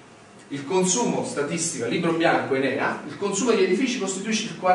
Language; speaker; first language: Italian; native; Italian